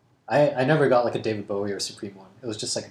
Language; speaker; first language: English; non-native, local second language; Cantonese